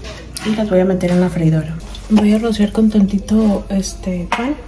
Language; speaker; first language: Spanish; native; Spanish